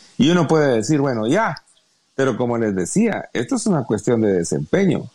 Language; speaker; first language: Spanish; native; Spanish